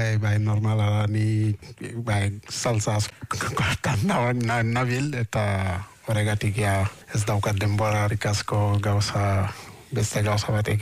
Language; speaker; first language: Basque; non-native, learner; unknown